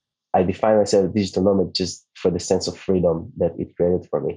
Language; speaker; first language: English; non-native, fluent; Hebrew